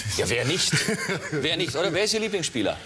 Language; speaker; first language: German; native; German